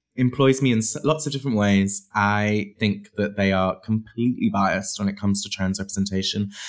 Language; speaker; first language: English; native; English